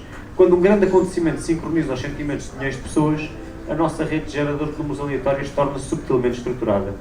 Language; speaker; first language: Portuguese; native; Portuguese